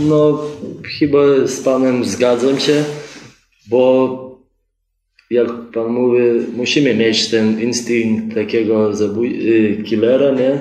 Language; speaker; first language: Polish; non-native, fluent; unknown